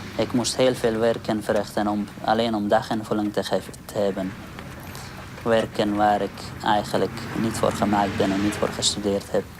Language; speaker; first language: Dutch; non-native, fluent; Persian